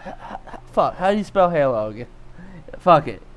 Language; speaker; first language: English; native; English